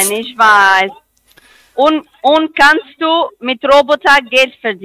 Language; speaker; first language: German; non-native, learner; Spanish